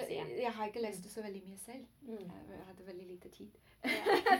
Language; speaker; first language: Norwegian; non-native, learner; Chinese